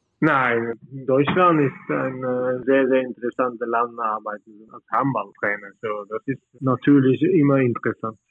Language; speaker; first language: German; non-native, learner; Norwegian